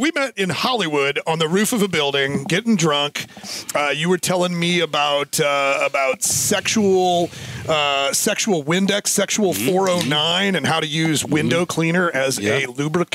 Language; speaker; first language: English; native; English